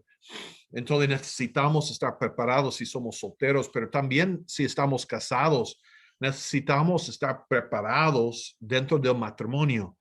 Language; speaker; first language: Spanish; non-native, fluent; English